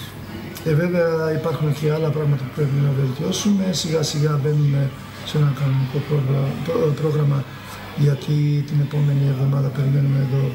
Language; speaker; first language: Greek; non-native, fluent; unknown